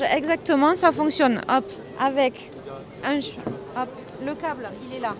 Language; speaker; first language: French; native; French